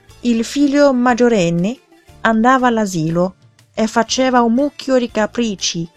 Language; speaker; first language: Italian; non-native, fluent; Chinese